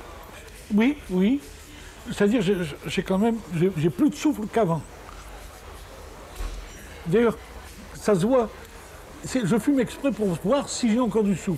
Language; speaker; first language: French; native; French